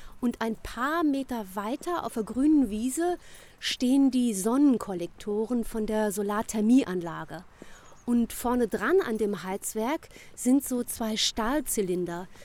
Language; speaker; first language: German; native; German